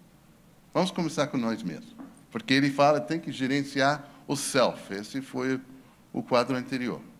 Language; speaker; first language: Portuguese; non-native, fluent; English